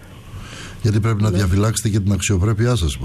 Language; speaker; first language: Greek; native; Greek